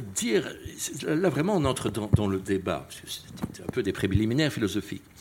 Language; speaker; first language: French; native; French